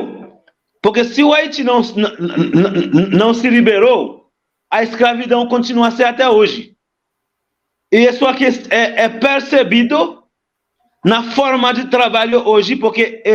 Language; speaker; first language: Portuguese; non-native, fluent; Haitian Creole